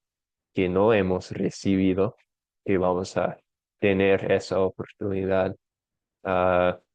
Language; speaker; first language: Spanish; non-native, fluent; English